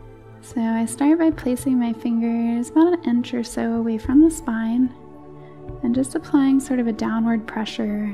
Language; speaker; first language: English; native; English